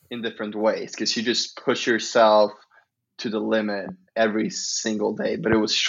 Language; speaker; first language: English; non-native, fluent; Swedish